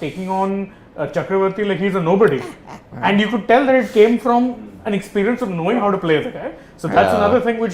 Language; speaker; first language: English; non-native, local second language; Hindi